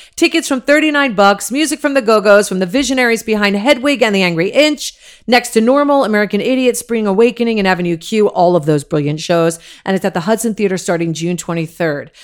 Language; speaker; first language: English; native; English